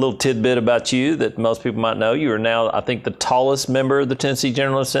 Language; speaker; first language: English; native; English